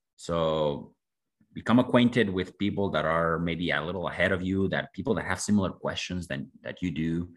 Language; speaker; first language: English; non-native, fluent; Spanish